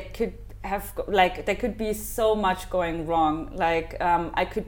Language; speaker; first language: English; non-native, fluent; German